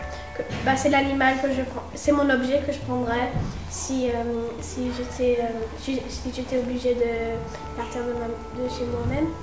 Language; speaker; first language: French; early bilingual, heritage; French